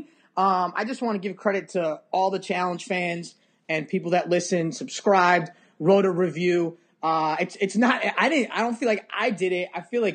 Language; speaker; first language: English; native; English